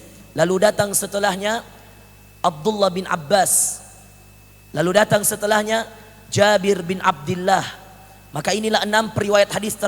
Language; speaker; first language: Indonesian; native; Indonesian